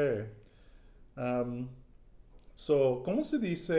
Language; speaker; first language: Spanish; non-native, learner; English